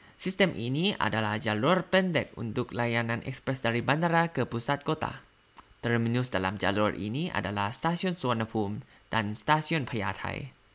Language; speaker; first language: Indonesian; non-native, learner; Thai